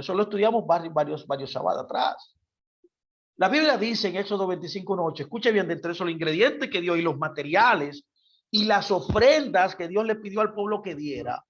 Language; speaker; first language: Spanish; native; Spanish